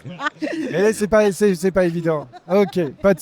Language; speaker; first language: French; native; French